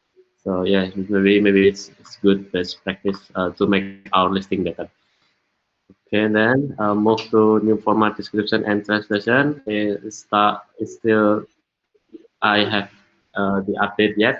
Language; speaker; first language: English; non-native, learner; Indonesian